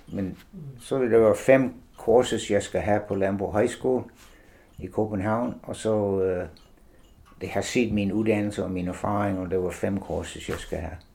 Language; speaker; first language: Danish; non-native, fluent; English